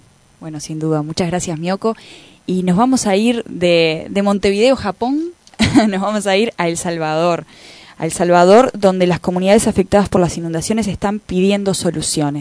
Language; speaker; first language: Spanish; native; Spanish